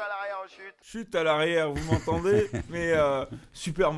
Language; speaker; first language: French; native; French